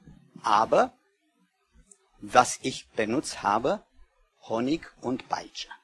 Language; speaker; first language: German; non-native, learner; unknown